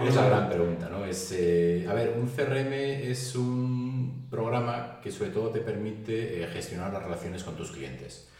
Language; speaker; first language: Spanish; native; Spanish